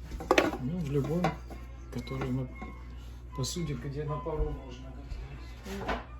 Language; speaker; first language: Russian; native; Russian